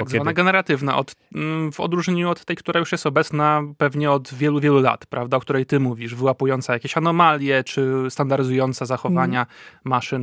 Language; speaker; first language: Polish; native; Polish